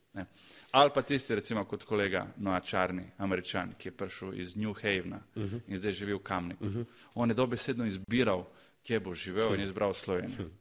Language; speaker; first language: Slovenian; early bilingual, other home language; Croatian